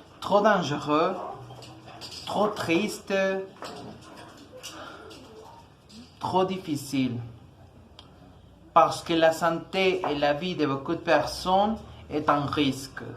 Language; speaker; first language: French; non-native, learner; Spanish